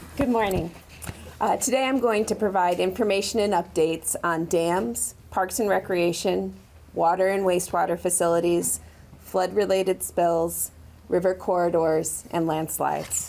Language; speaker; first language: English; native; English